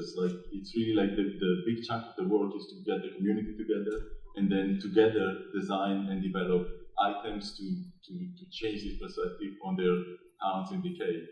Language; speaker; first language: English; non-native, fluent; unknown